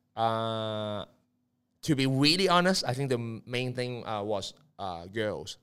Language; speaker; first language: English; non-native, local second language; Cantonese